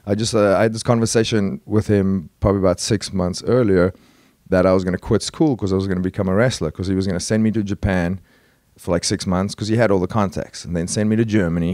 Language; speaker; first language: English; native; English